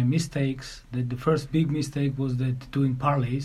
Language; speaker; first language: English; non-native, learner; Georgian